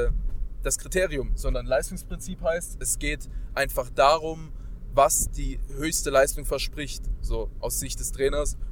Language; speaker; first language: German; native; German